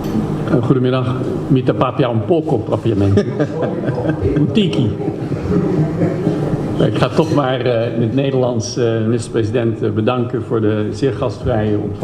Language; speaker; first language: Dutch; native; Dutch